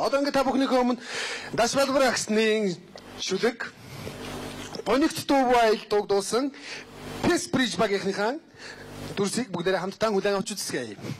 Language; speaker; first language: Mongolian; native; Mongolian